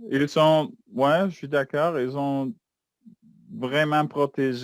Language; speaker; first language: French; non-native, fluent; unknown